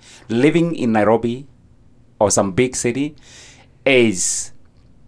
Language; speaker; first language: English; non-native, local second language; Meru